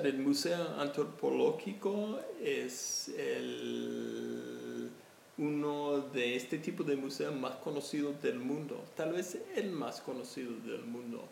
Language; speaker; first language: Spanish; non-native, fluent; English